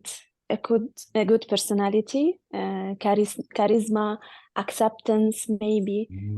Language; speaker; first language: English; non-native, fluent; Arabic